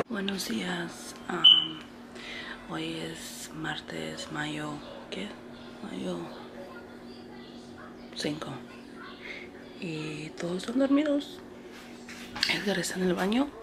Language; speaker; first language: Spanish; early bilingual, heritage; Spanish